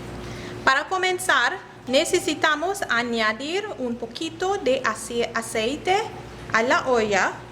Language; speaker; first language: Spanish; non-native, learner; English